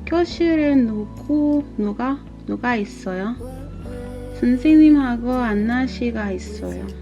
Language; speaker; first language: Korean; non-native, learner; English